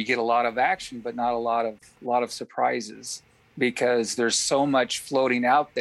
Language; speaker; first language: English; native; English